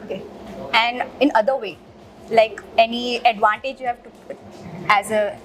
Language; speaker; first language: English; non-native, local second language; Hindi